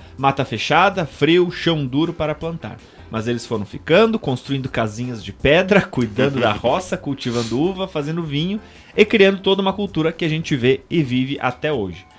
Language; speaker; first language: Portuguese; native; Portuguese